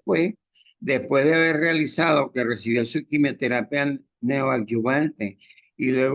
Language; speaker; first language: Spanish; native; Spanish